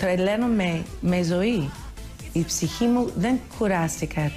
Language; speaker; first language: Greek; early bilingual, heritage; English